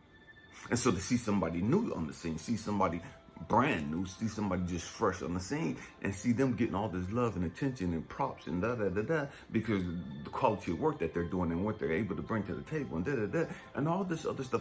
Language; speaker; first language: English; native; English